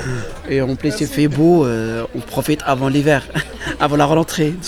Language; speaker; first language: French; non-native, learner; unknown